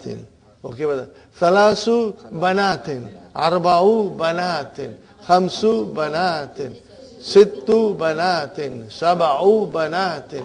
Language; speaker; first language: Arabic; non-native, fluent; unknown